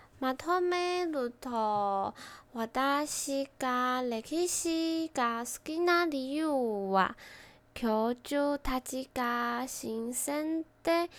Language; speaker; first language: Japanese; non-native, learner; Chinese